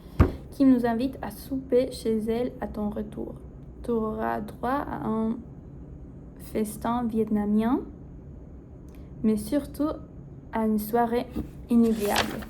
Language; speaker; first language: French; non-native, fluent; Spanish